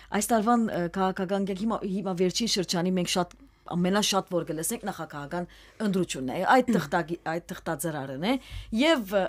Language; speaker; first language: Armenian; early bilingual, heritage; Armenian